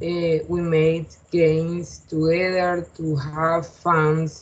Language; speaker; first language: English; non-native, learner; Spanish